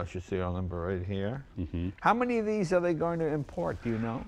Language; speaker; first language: English; native; English